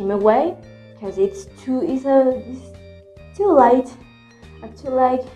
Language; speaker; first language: English; non-native, learner; Spanish